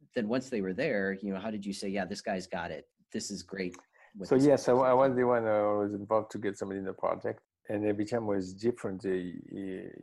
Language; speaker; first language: English; non-native, fluent; French